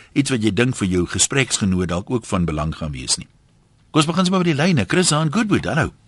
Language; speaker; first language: Afrikaans; native; Afrikaans